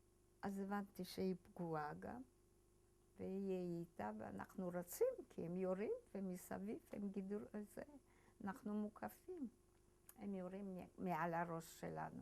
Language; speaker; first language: Hebrew; early bilingual, other home language; Polish